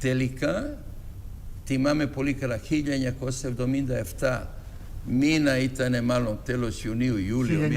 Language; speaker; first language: Greek; non-native, fluent; Serbian